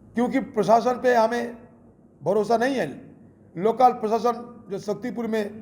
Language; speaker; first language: Hindi; non-native, local second language; Bangla